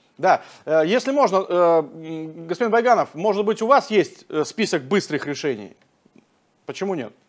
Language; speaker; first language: Russian; native; Russian